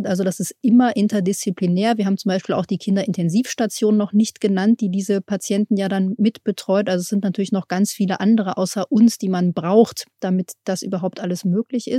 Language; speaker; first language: German; native; German